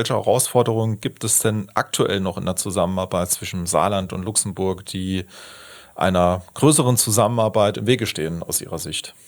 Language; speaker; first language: German; native; German